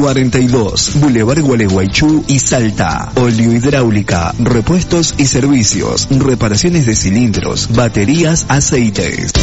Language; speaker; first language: Spanish; native; Spanish